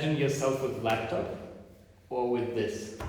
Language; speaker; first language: English; non-native, fluent; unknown